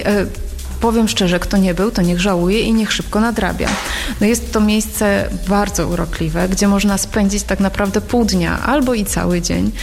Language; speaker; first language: Polish; native; Polish